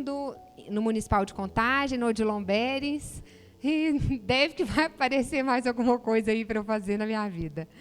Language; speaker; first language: Portuguese; native; Portuguese